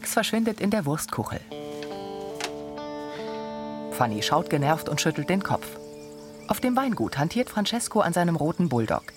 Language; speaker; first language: German; native; German